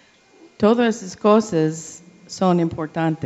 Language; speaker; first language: Spanish; non-native, learner; English